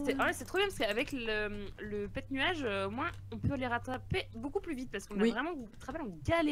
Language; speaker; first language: French; native; French